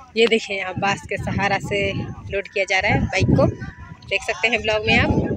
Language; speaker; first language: Hindi; native; Hindi